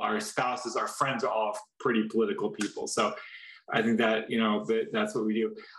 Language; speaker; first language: English; native; English